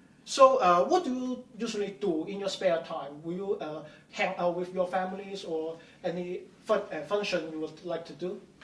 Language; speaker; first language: English; non-native, local second language; Cantonese